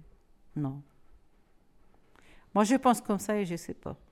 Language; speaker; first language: French; non-native, learner; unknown